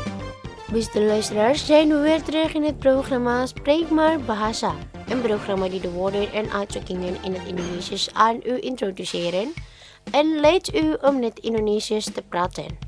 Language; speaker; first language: Dutch; non-native, learner; Indonesian